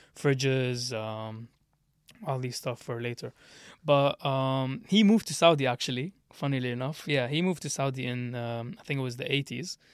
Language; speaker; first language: English; early bilingual, other home language; Arabic